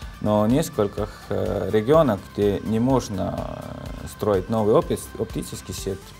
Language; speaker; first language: Russian; non-native, local second language; Estonian